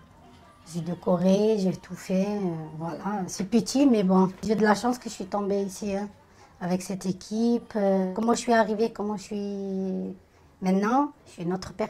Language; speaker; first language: French; non-native, fluent; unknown